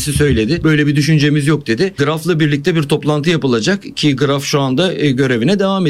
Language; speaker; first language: Turkish; native; Turkish